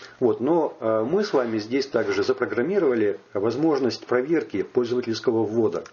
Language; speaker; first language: Russian; native; Russian